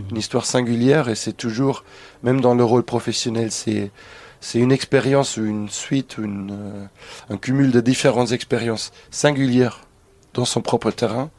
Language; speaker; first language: French; non-native, fluent; German